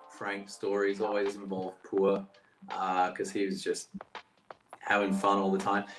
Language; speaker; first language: English; early bilingual, other home language; Portuguese